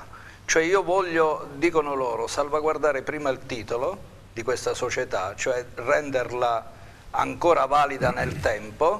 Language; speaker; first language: Italian; native; Italian